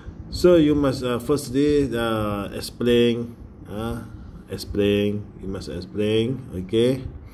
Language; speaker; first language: English; non-native, local second language; Malay